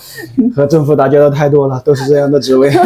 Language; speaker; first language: Chinese; native; Chinese